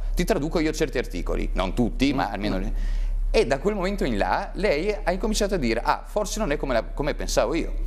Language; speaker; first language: Italian; native; Italian